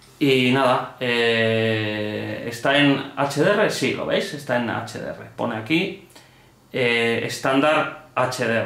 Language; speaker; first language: Spanish; native; Spanish